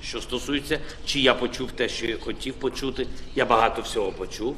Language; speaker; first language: Ukrainian; non-native, local second language; Russian